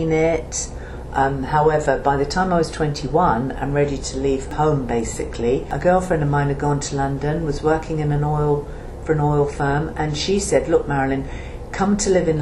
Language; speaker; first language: English; native; English